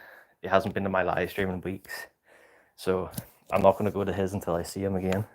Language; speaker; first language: English; native; English